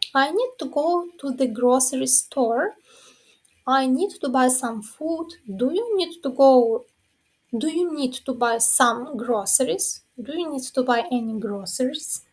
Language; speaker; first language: English; non-native, fluent; Ukrainian